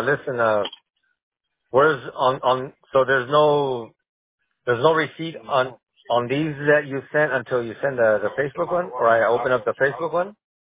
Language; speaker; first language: English; native; English